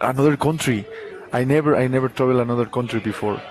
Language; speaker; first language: English; non-native, learner; Spanish